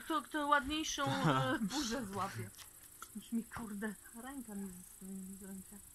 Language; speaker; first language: Polish; native; Polish